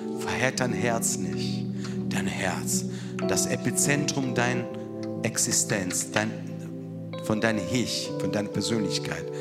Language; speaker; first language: German; non-native, fluent; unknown